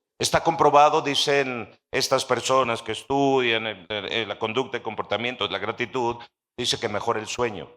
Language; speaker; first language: Spanish; native; Spanish